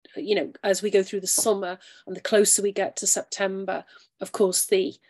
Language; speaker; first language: English; native; English